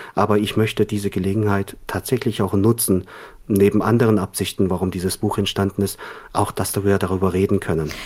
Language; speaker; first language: German; early bilingual, other home language; Korean